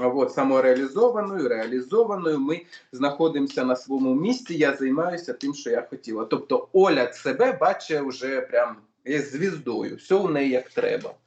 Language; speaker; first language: Ukrainian; non-native, local second language; Russian